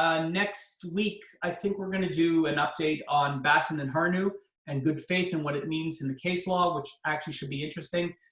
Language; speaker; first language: English; native; English